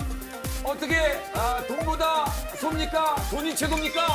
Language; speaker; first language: Korean; native; Korean